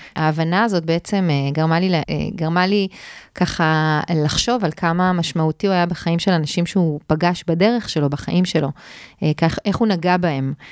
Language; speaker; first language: Hebrew; native; Hebrew